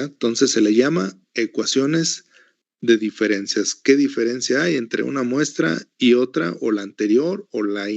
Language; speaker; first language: Spanish; native; Spanish